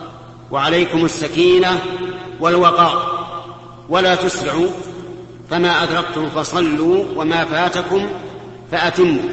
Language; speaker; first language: Arabic; native; Arabic